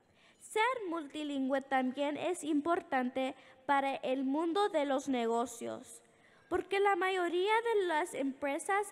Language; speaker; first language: Spanish; early bilingual, heritage; English